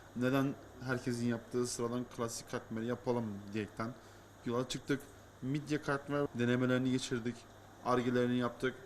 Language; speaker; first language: Turkish; native; Turkish